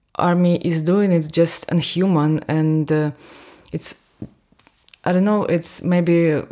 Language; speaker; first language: English; non-native, fluent; Ukrainian